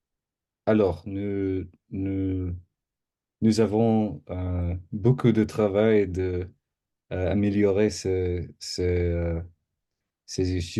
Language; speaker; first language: French; non-native, learner; English